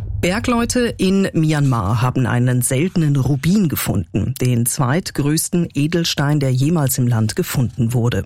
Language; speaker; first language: German; native; German